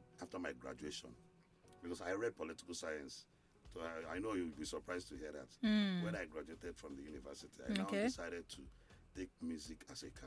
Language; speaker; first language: English; non-native, local second language; Igbo